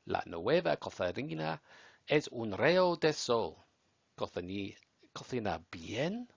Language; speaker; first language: Spanish; non-native, learner; English